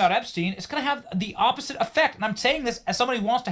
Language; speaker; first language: English; native; English